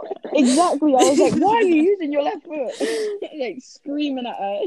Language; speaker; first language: English; native; English